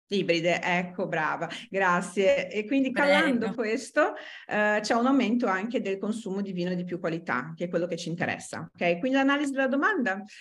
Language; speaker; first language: Italian; non-native, fluent; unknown